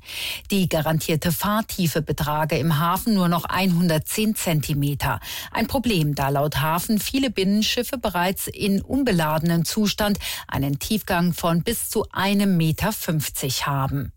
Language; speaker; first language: German; native; German